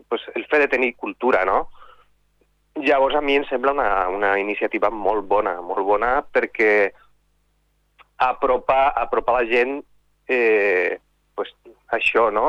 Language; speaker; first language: Catalan; non-native, local second language; Spanish